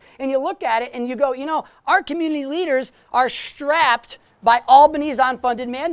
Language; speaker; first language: English; native; English